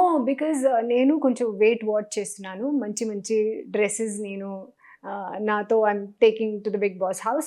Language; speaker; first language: Telugu; non-native, learner; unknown